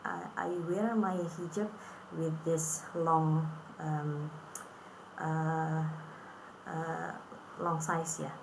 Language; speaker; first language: English; non-native, fluent; Indonesian